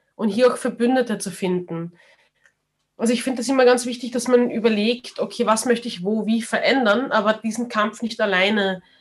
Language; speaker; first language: German; native; German